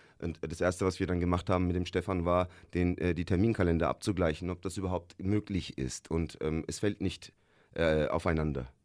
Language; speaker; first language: German; early bilingual, other home language; Turkish